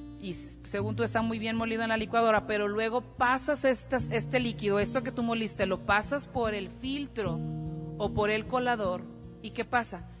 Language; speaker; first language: Spanish; native; Spanish